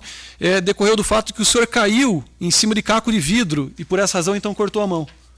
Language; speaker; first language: Portuguese; native; Portuguese